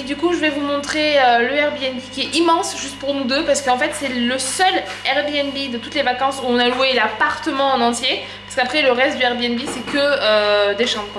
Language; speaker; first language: French; native; French